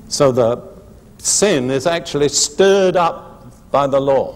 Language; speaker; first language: English; native; English